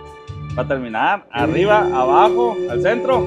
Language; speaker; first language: Spanish; native; Spanish